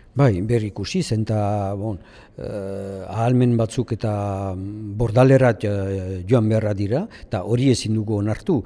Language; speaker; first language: Basque; native; Basque